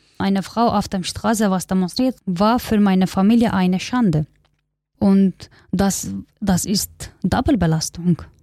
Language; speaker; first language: German; non-native, learner; Kurdish